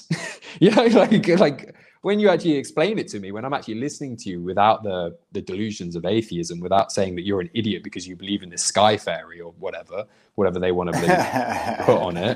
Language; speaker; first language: English; native; English